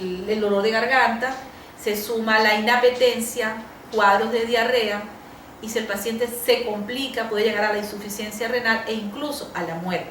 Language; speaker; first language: Spanish; native; Spanish